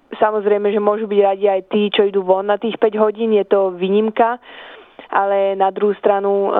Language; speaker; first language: Slovak; early bilingual, heritage; Slovak